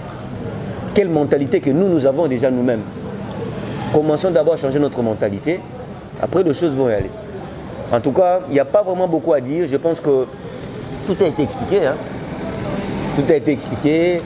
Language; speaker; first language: French; non-native, local second language; Lingala